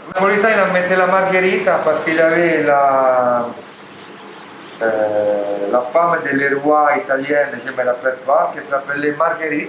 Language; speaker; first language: French; non-native, learner; Italian